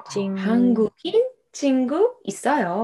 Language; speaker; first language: Japanese; non-native, fluent; Korean